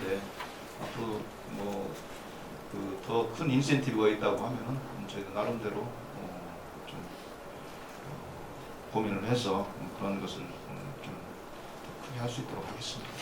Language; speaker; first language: Korean; native; Korean